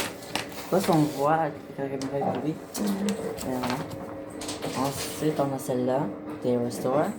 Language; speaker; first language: French; native; French